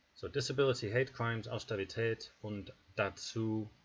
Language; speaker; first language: German; non-native, fluent; English